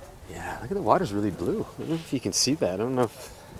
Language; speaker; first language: English; native; English